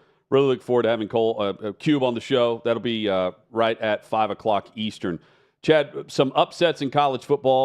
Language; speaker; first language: English; native; English